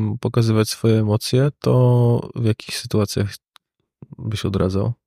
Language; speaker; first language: Polish; native; Polish